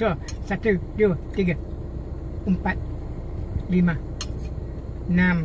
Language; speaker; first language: Indonesian; non-native, learner; English